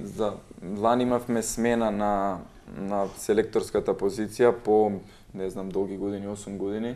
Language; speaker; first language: Macedonian; native; Macedonian